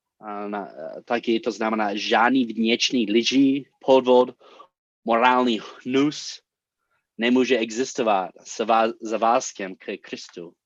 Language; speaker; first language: Czech; non-native, fluent; English